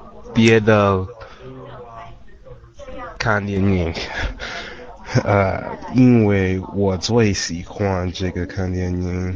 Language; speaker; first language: Chinese; non-native, learner; English